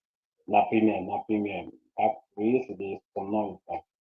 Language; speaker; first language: Russian; non-native, learner; English